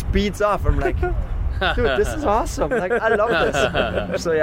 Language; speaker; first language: English; non-native, fluent; German